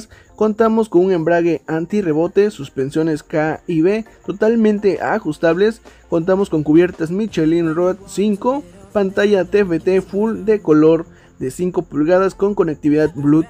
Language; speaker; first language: Spanish; native; Spanish